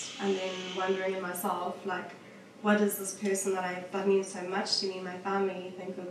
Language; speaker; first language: English; native; English